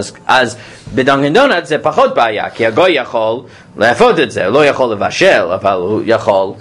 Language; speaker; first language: Hebrew; non-native, fluent; English